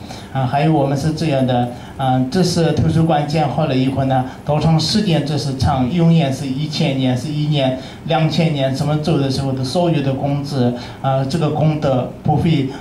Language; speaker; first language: Chinese; non-native, learner; Tibetan